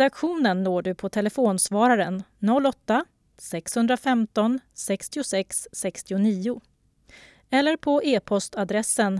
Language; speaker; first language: Swedish; native; Swedish